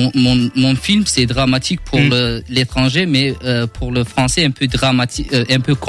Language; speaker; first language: French; non-native, learner; Kurdish